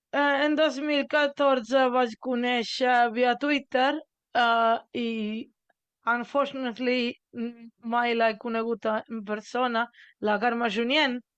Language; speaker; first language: Catalan; non-native, learner; Italian